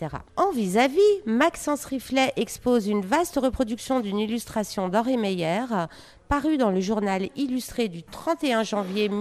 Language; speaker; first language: French; native; French